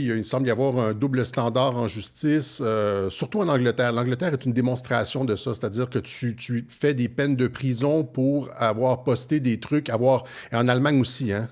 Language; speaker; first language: French; native; French